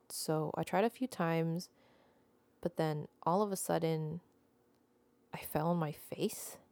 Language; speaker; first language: English; non-native, local second language; Filipino